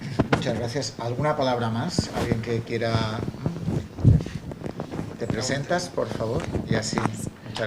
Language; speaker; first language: Spanish; native; Spanish